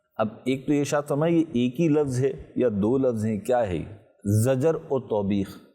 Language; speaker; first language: Urdu; native; Urdu